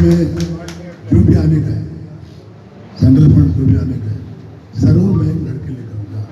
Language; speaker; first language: Hindi; non-native, local second language; Telugu